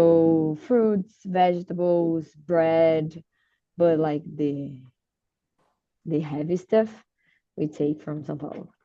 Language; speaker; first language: English; non-native, learner; Portuguese